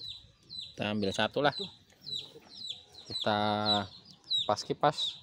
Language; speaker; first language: Indonesian; non-native, local second language; Javanese